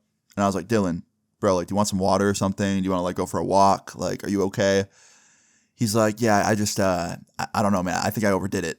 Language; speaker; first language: English; native; English